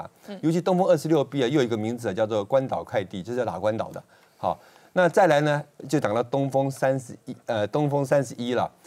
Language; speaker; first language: Chinese; native; Chinese